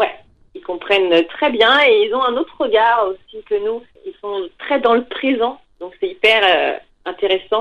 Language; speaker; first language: French; native; French